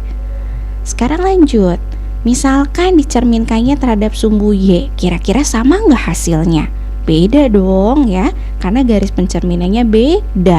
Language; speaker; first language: Indonesian; native; Indonesian